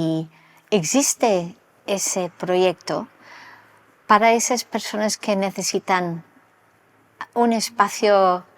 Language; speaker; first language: Spanish; non-native, local second language; English